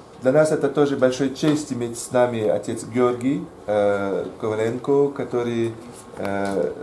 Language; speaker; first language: Russian; non-native, fluent; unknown